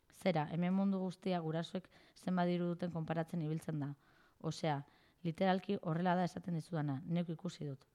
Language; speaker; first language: Basque; native; Basque